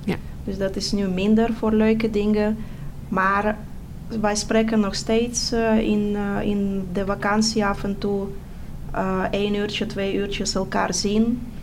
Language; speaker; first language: Dutch; non-native, fluent; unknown